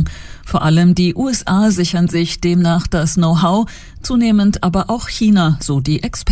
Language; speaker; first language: German; native; German